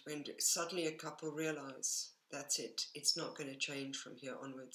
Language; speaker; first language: English; native; English